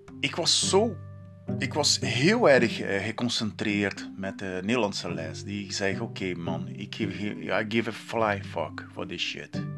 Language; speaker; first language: Dutch; non-native, learner; Portuguese